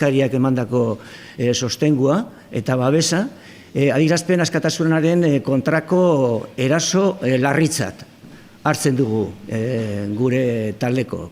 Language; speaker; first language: Basque; non-native, local second language; Spanish